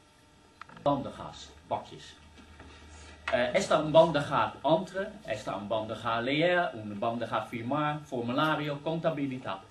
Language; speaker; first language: Spanish; non-native, learner; Dutch